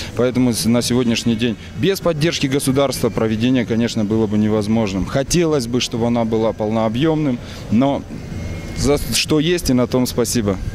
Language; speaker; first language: Russian; native; Russian